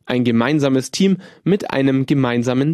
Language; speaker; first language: German; native; German